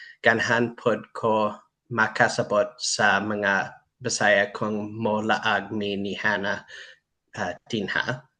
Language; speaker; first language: Cebuano; non-native, learner; English